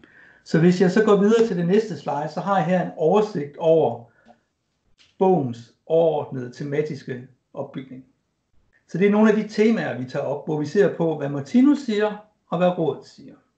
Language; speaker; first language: Danish; native; Danish